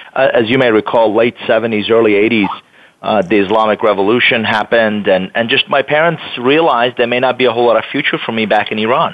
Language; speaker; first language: English; non-native, fluent; Persian